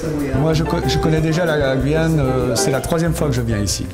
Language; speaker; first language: French; non-native, fluent; Portuguese